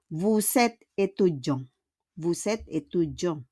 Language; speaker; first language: French; non-native, fluent; Filipino